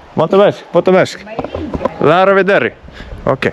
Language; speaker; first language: Romanian; non-native, learner; English